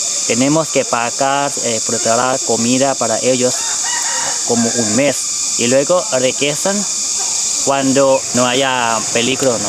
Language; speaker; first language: Spanish; non-native, fluent; Thai